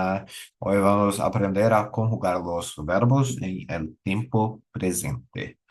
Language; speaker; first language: Spanish; non-native, learner; Portuguese